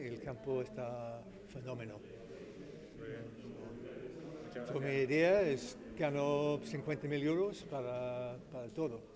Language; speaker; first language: Spanish; non-native, learner; English